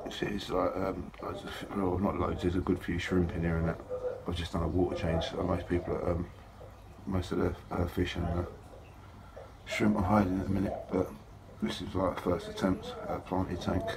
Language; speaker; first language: English; native; English